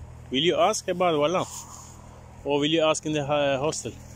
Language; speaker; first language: English; non-native, learner; Turkish